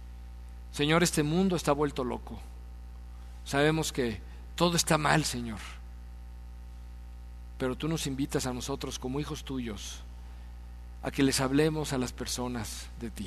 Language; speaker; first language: Spanish; native; Spanish